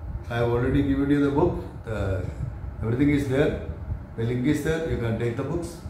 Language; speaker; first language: English; non-native, local second language; Malayalam